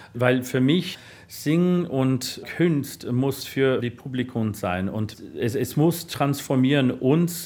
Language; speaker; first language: German; non-native, fluent; English